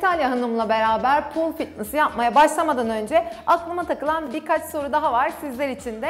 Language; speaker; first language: Turkish; native; Turkish